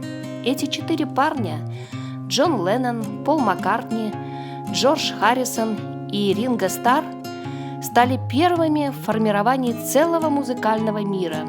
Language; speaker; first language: Russian; native; Russian